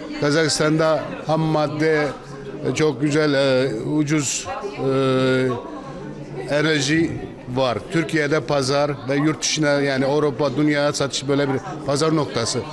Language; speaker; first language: Turkish; non-native, fluent; Kazakh